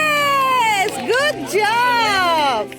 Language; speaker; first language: English; non-native, fluent; Bangla